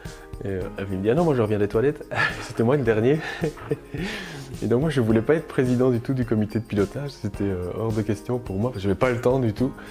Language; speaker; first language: French; native; French